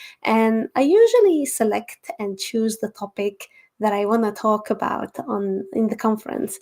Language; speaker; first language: English; non-native, fluent; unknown